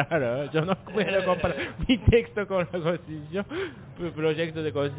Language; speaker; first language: Spanish; non-native, learner; Japanese